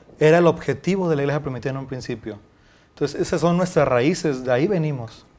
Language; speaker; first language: Spanish; native; Spanish